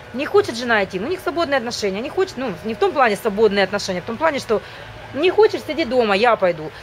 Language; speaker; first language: Russian; native; Russian